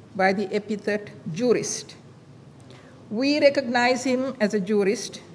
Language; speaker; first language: English; non-native, local second language; Sinhala